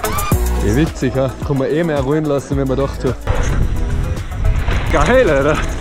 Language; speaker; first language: German; native; German